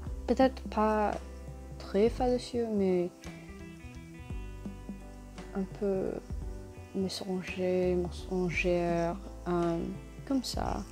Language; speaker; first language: French; non-native, learner; English